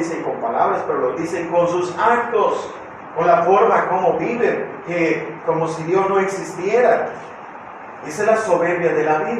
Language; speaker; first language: Spanish; native; Spanish